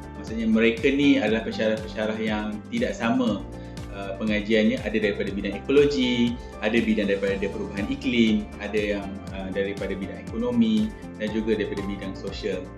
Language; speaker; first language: Malay; native; Malay